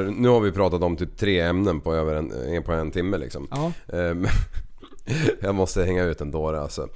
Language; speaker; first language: Swedish; native; Swedish